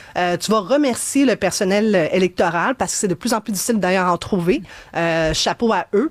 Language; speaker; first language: French; early bilingual, other home language; Arabic